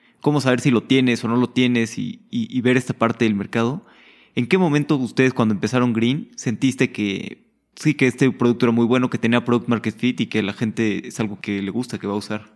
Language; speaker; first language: Spanish; native; Spanish